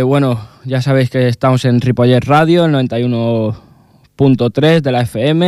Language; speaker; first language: Spanish; native; Spanish